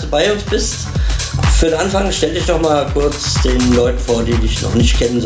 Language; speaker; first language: German; native; German